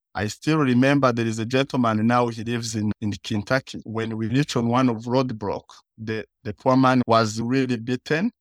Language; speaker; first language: English; early bilingual, other home language; Kinyarwanda